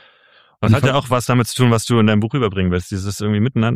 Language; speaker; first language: German; native; German